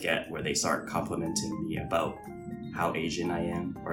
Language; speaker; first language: English; non-native, local second language; Cantonese